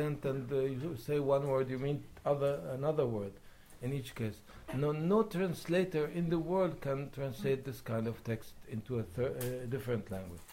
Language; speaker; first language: English; non-native, fluent; Arabic